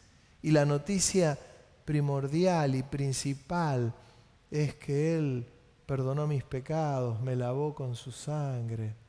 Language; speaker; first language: Spanish; native; Spanish